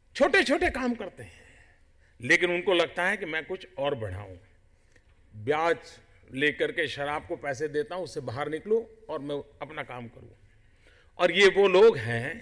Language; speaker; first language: Hindi; non-native, local second language; Gujarati